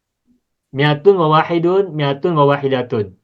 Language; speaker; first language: Arabic; non-native, fluent; Indonesian